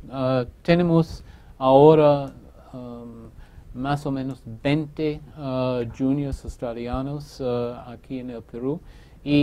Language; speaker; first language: Spanish; non-native, fluent; English